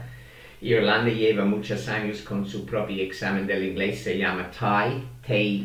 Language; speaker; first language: Spanish; non-native, fluent; English